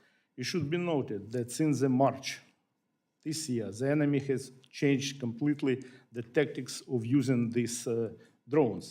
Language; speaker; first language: English; non-native, fluent; Ukrainian